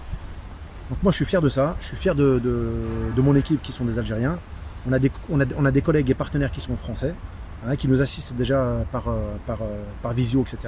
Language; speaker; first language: French; non-native, local second language; Arabic